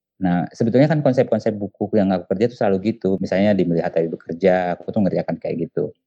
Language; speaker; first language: Indonesian; non-native, local second language; Buginese